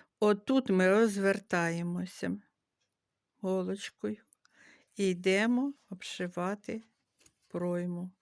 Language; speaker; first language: Ukrainian; native; Ukrainian